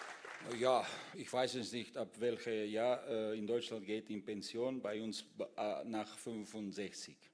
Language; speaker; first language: German; non-native, fluent; Russian